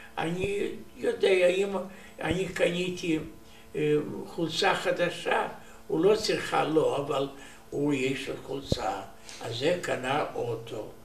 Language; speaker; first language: Hebrew; non-native, learner; Romanian